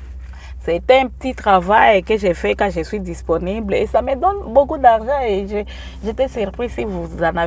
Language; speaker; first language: French; non-native, local second language; Swahili